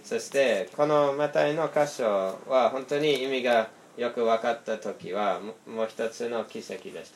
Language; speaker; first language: Japanese; non-native, fluent; English